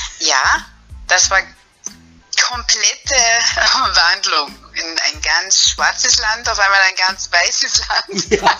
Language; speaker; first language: German; non-native, fluent; English